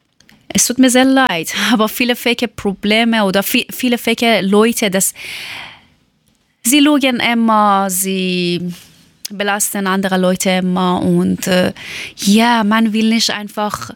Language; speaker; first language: German; non-native, learner; Persian